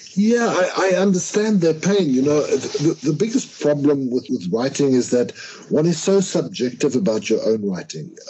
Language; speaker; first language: English; non-native, local second language; Afrikaans